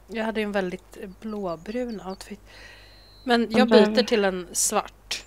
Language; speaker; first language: Swedish; native; Swedish